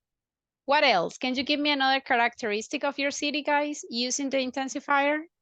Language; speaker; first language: English; non-native, fluent; Spanish